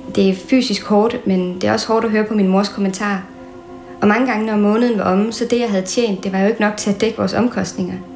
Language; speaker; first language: Danish; non-native, fluent; Thai